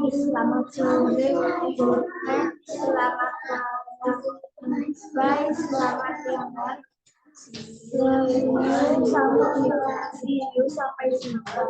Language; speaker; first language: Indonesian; non-native, learner; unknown